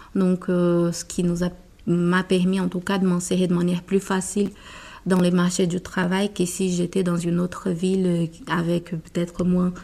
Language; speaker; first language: French; non-native, fluent; Portuguese